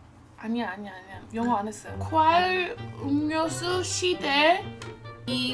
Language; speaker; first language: Korean; non-native, learner; English